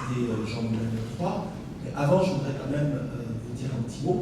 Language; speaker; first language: French; native; French